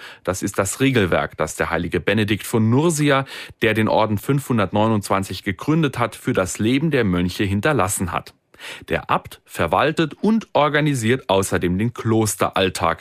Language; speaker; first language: German; native; German